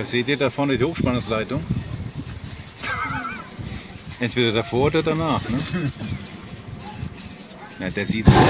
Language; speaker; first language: German; native; German